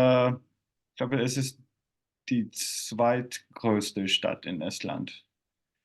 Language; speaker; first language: German; non-native, fluent; Finnish